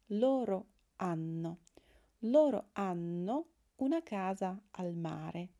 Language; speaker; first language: Italian; non-native, fluent; Slovak